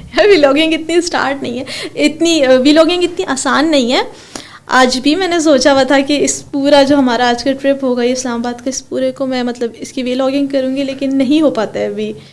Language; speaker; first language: Urdu; early bilingual, heritage; Urdu